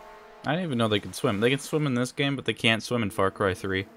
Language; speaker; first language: English; native; English